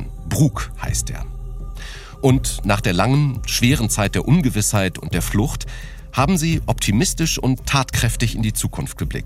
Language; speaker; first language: German; native; German